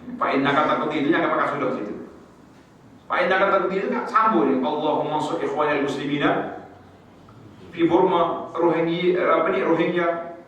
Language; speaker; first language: Malay; native; Malay